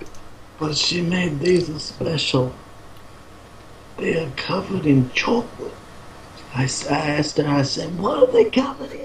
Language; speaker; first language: English; native; English